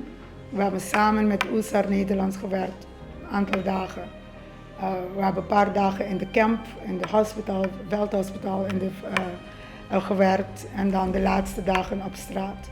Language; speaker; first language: Dutch; non-native, local second language; Papiamento